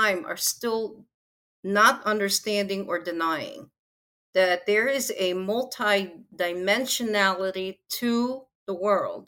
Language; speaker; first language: English; non-native, local second language; Filipino